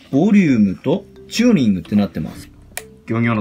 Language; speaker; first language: Japanese; native; Japanese